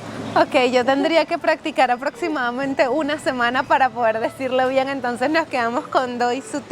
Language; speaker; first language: Spanish; native; Spanish